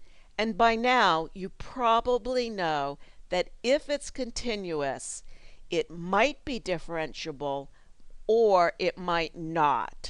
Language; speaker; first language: English; native; English